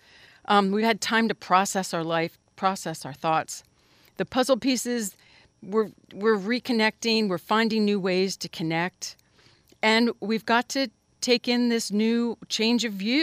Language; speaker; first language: English; native; English